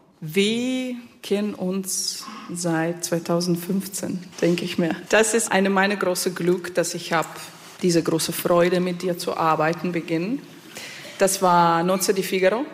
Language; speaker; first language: German; non-native, fluent; Russian